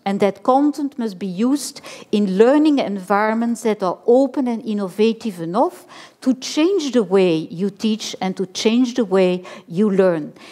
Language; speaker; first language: English; non-native, fluent; Dutch